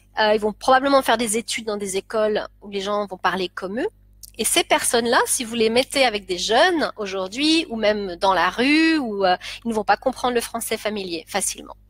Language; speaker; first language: French; native; French